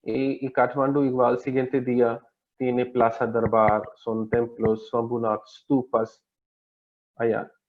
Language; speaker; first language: Spanish; non-native, learner; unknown